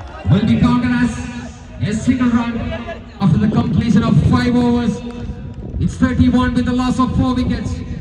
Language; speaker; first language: English; non-native, local second language; Malayalam